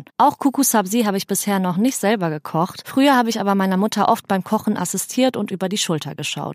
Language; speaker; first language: German; native; German